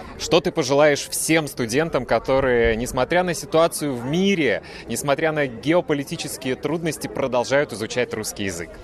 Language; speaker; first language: Russian; native; Russian